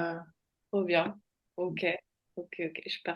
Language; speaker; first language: French; non-native, fluent; Slovak